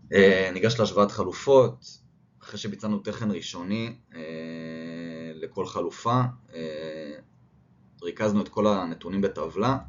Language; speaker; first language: Hebrew; native; Hebrew